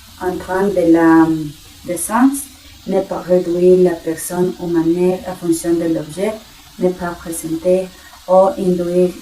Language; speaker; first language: French; non-native, learner; Spanish